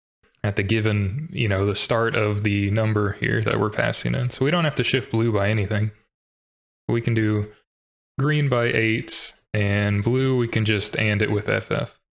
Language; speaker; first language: English; native; English